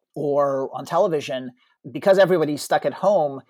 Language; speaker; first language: English; early bilingual, other home language; Russian